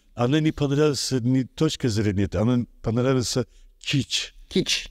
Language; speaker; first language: Russian; non-native, local second language; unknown